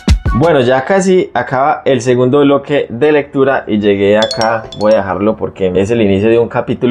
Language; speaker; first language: Spanish; native; Spanish